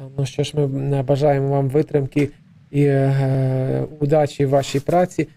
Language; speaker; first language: Ukrainian; native; Ukrainian